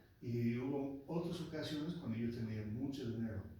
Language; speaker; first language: Spanish; non-native, local second language; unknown